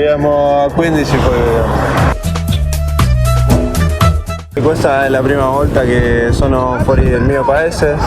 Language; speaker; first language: Italian; non-native, learner; Spanish